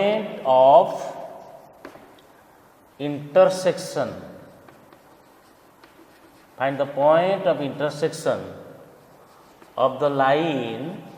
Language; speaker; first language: English; non-native, local second language; Odia